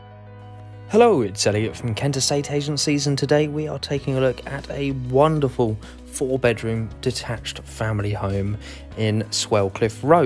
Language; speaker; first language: English; native; English